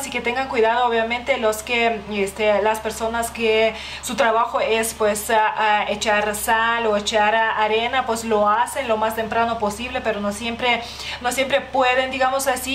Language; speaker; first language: Spanish; non-native, fluent; Lithuanian